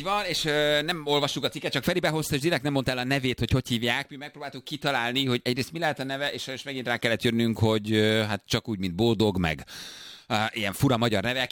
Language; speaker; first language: Hungarian; native; Hungarian